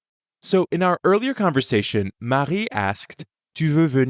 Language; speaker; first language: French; non-native, fluent; English